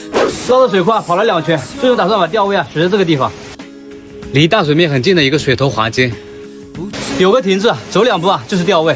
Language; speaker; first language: Chinese; native; Chinese